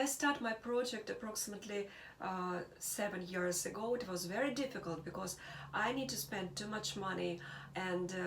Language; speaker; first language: English; non-native, learner; Russian